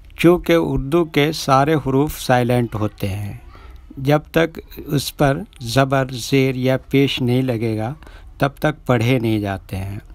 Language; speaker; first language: Hindi; native; Hindi